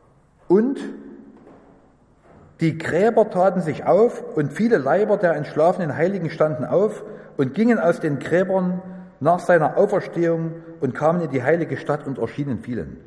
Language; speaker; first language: German; native; German